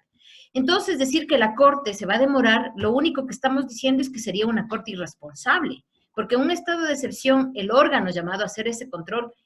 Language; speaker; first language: Spanish; native; Spanish